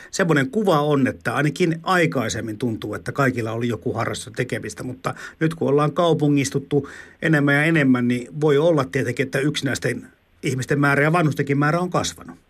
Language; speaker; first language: Finnish; native; Finnish